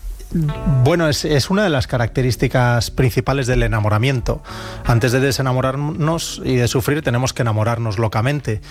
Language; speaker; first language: Spanish; native; Spanish